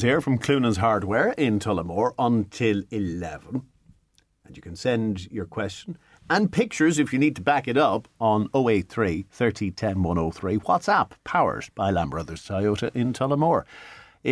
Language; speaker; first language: English; native; English